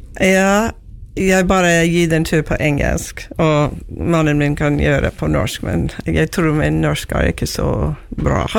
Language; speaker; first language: Norwegian; non-native, learner; English